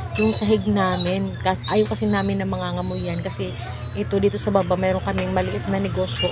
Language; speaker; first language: Filipino; native; Filipino